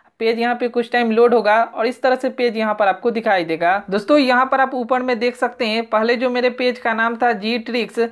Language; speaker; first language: Hindi; native; Hindi